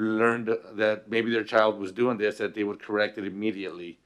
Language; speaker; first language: English; early bilingual, other home language; Spanish